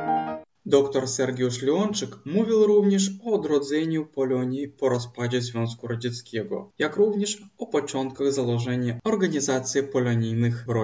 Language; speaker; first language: Polish; non-native, fluent; Russian